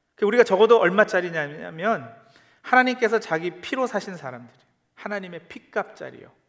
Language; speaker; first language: Korean; early bilingual, heritage; Korean